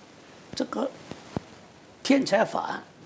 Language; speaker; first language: Chinese; native; Chinese